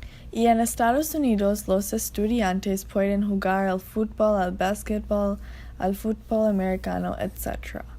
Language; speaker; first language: Spanish; non-native, learner; English